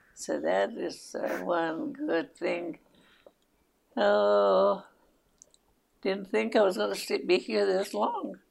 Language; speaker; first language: English; early bilingual, other home language; Spanish